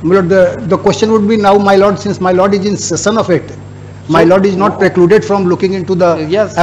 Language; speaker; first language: English; non-native, local second language; Hindi